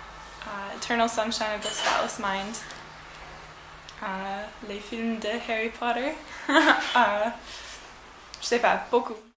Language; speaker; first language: French; non-native, learner; English